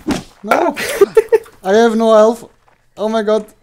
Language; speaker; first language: English; non-native, fluent; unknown